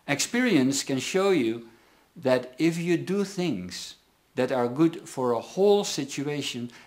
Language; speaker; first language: English; non-native, fluent; Dutch